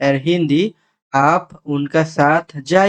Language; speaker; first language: Hindi; non-native, learner; Bangla